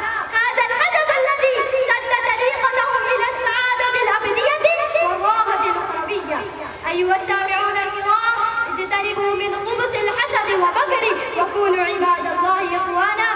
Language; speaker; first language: Arabic; non-native, learner; Urdu